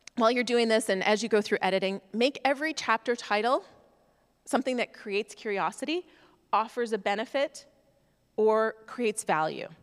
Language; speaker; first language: English; native; English